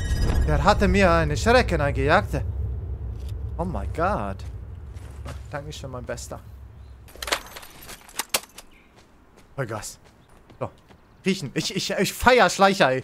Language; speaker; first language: German; native; German